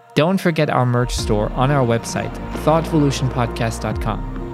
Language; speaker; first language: English; non-native, fluent; German